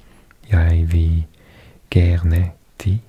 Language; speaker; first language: Danish; non-native, learner; English